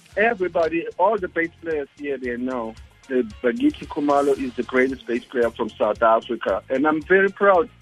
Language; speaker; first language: English; non-native, local second language; Zulu